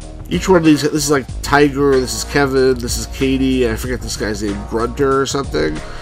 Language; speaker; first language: English; native; English